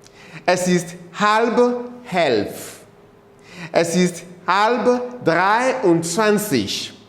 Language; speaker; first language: German; non-native, fluent; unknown